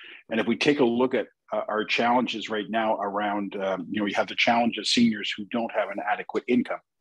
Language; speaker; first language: English; native; English